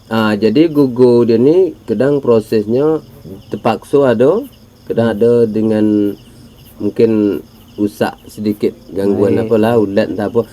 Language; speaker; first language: Malay; native; Malay